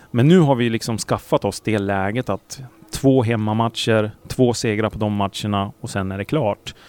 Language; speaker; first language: Swedish; native; Swedish